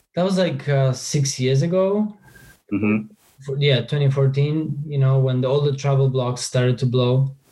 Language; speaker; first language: English; non-native, fluent; Spanish